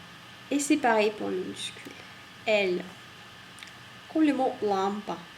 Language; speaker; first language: French; non-native, fluent; Russian